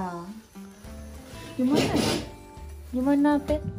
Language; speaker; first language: Indonesian; non-native, learner; Japanese